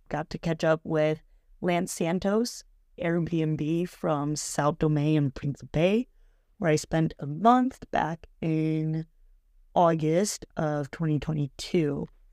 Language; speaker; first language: English; native; English